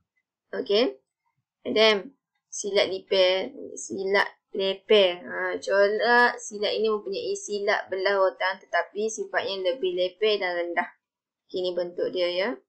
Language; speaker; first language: Malay; native; Malay